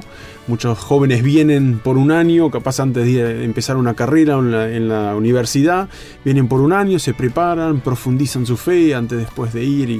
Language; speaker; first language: Spanish; native; Spanish